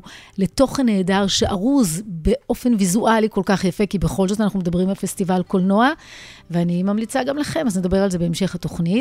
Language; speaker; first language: Hebrew; native; Hebrew